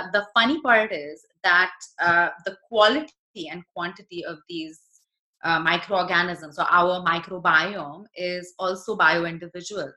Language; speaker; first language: English; non-native, local second language; Hindi